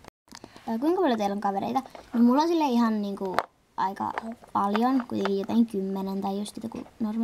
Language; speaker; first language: Finnish; native; Finnish